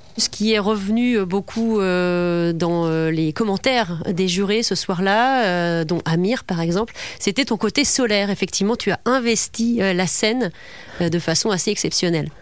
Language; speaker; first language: French; native; French